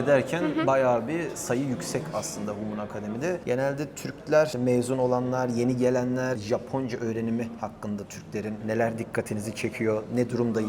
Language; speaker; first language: Turkish; native; Turkish